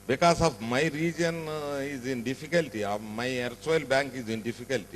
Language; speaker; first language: English; non-native, local second language; Telugu